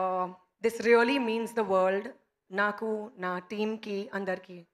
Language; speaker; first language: Telugu; non-native, learner; Hindi